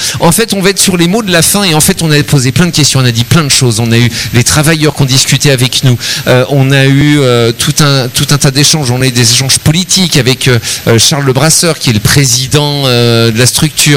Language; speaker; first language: French; native; French